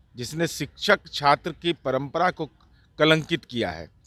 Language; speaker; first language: Hindi; native; Hindi